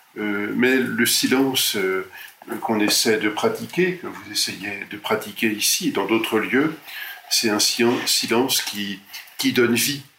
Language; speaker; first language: French; native; French